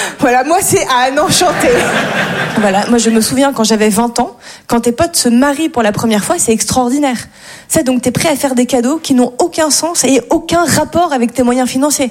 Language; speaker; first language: French; native; French